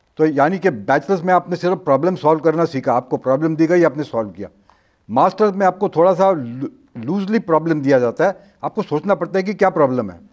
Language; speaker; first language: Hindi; non-native, local second language; Marathi